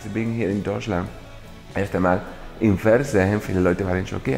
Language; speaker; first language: German; non-native, fluent; Spanish